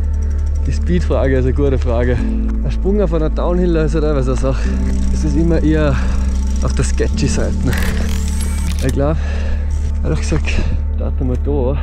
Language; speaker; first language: German; native; German